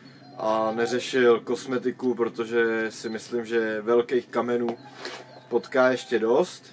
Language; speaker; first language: Czech; native; Czech